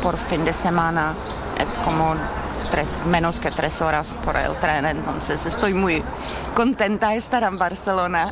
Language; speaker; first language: Spanish; non-native, learner; Czech